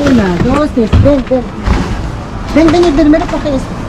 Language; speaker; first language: Spanish; non-native, learner; Filipino